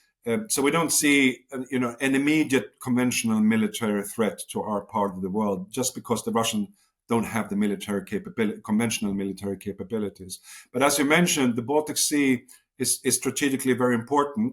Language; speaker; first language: English; non-native, fluent; Swedish